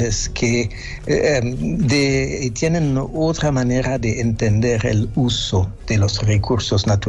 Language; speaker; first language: Spanish; non-native, fluent; French